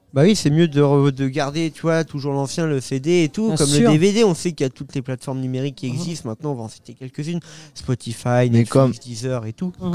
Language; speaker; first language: French; native; French